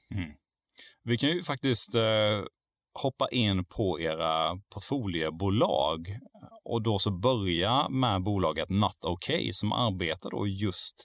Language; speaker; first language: Swedish; native; Swedish